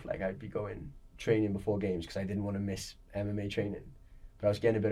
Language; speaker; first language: English; native; English